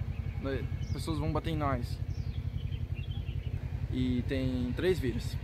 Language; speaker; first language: Portuguese; early bilingual, heritage; Portuguese